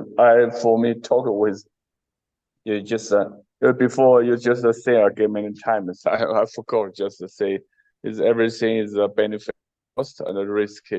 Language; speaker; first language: English; non-native, learner; Chinese